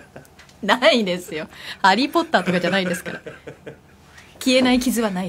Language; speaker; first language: Japanese; native; Japanese